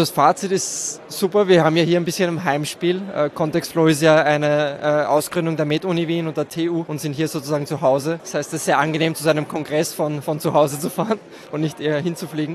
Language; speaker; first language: German; native; German